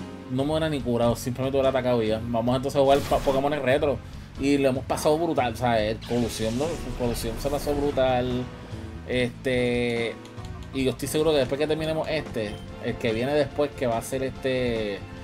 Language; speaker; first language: Spanish; native; Spanish